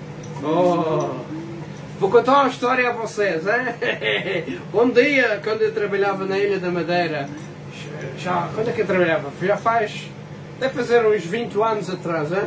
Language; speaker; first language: Portuguese; non-native, fluent; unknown